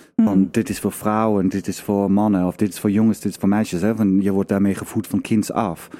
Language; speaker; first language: Dutch; non-native, fluent; Danish